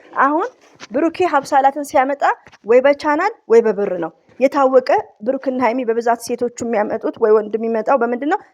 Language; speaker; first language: Amharic; native; Amharic